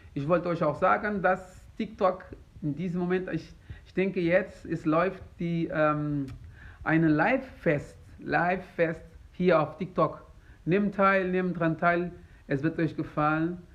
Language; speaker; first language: German; non-native, fluent; Kabuverdianu